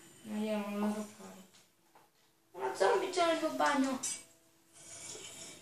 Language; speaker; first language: Italian; native; Italian